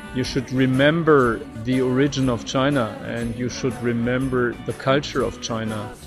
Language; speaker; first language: English; non-native, fluent; German